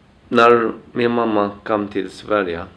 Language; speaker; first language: Swedish; non-native, fluent; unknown